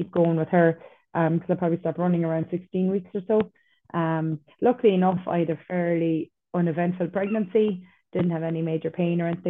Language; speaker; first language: English; native; English